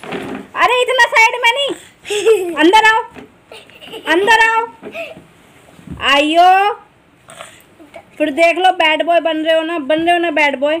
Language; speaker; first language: Hindi; native; Hindi